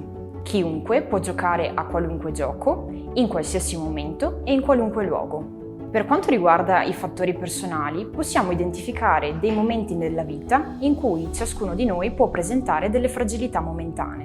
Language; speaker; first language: Italian; native; Italian